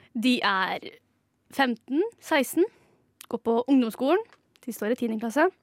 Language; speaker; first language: Norwegian; native; Norwegian